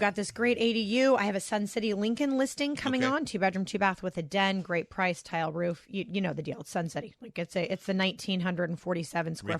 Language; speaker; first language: English; native; English